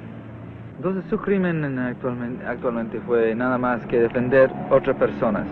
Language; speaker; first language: Portuguese; non-native, fluent; Spanish